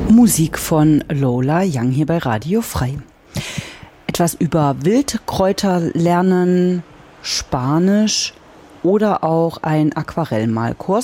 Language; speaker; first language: German; native; German